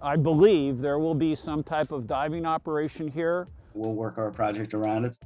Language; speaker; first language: English; native; English